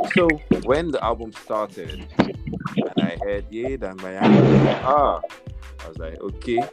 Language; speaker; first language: English; non-native, local second language; Yoruba